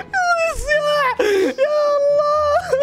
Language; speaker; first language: Arabic; native; Arabic